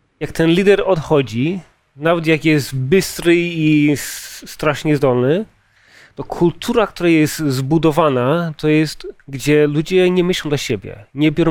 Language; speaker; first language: Polish; early bilingual, heritage; Polish